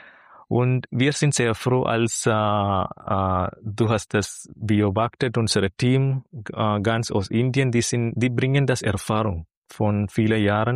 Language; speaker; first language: German; non-native, learner; Malayalam